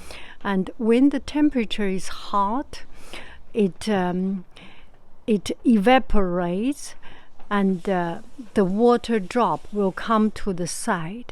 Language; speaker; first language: English; non-native, fluent; Chinese